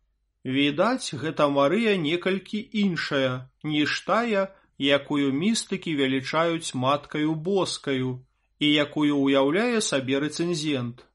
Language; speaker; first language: Belarusian; native; Belarusian